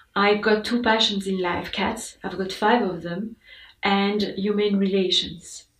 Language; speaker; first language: English; non-native, fluent; French